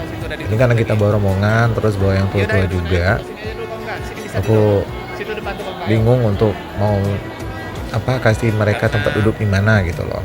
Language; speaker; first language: Indonesian; native; Indonesian